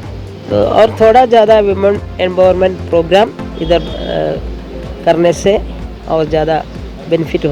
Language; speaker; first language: Hindi; non-native, learner; Malayalam